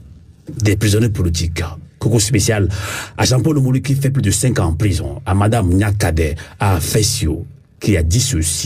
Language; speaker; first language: French; non-native, local second language; Ewe